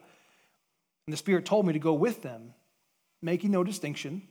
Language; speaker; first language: English; native; English